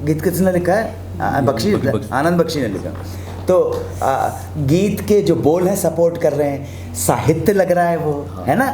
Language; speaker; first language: Hindi; native; Hindi